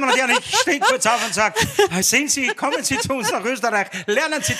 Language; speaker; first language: German; native; German